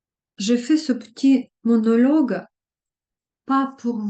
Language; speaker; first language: French; non-native, fluent; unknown